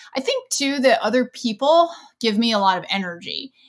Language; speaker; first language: English; native; English